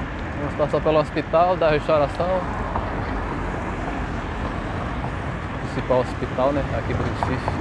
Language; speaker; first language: Portuguese; native; Portuguese